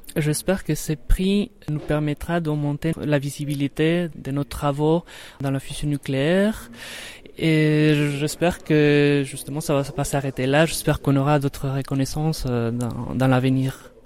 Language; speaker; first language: French; non-native, fluent; Spanish